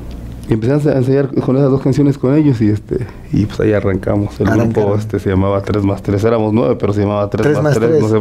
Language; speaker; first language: Spanish; native; Spanish